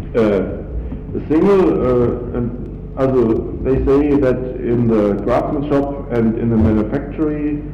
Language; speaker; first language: English; non-native, fluent; German